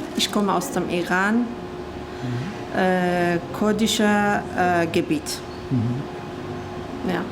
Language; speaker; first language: German; non-native, learner; Kurdish